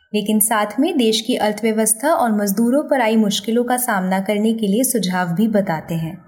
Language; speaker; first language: Hindi; native; Hindi